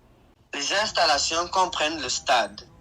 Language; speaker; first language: French; non-native, learner; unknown